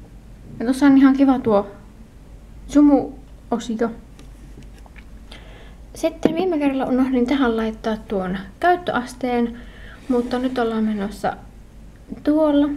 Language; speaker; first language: Finnish; native; Finnish